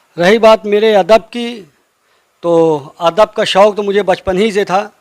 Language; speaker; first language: Urdu; native; Urdu